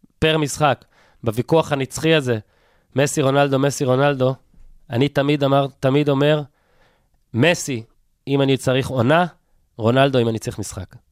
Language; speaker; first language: Hebrew; native; Hebrew